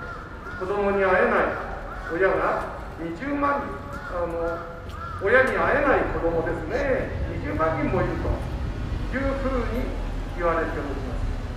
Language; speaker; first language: Japanese; native; Japanese